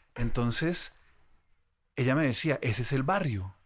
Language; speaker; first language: Spanish; native; Spanish